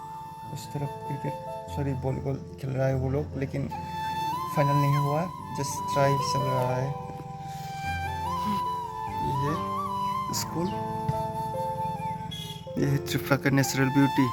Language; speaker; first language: Hindi; non-native, local second language; Kok Borok